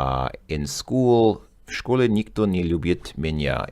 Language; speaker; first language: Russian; non-native, learner; English